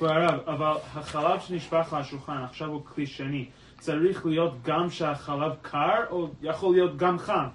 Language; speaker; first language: Hebrew; non-native, fluent; English